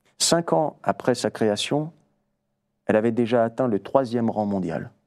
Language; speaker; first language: French; native; French